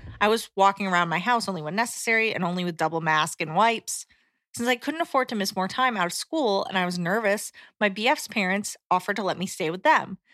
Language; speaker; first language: English; native; English